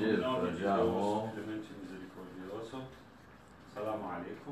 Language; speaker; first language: Portuguese; non-native, learner; Persian